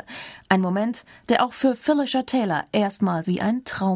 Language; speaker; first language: German; native; German